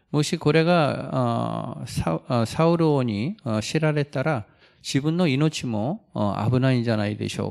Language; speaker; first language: Japanese; non-native, fluent; Korean